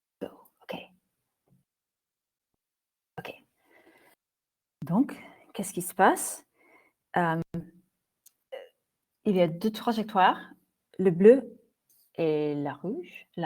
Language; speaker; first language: French; non-native, fluent; English